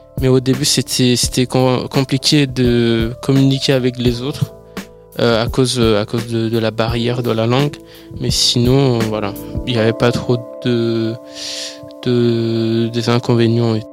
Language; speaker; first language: French; early bilingual, other home language; Persian